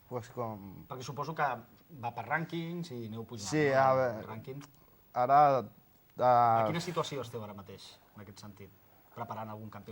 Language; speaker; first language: Catalan; native; Catalan